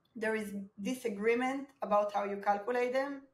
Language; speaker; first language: English; non-native, fluent; Hebrew